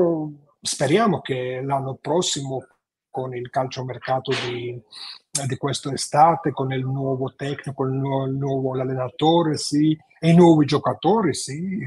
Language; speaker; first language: Italian; non-native, fluent; Georgian